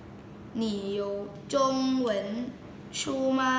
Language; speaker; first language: Chinese; non-native, learner; Thai